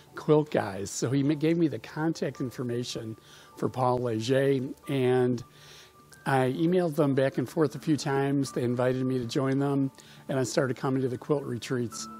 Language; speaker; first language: English; native; English